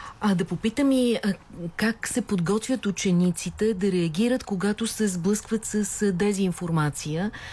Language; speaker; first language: Bulgarian; native; Bulgarian